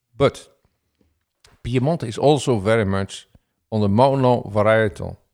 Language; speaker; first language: English; non-native, fluent; Dutch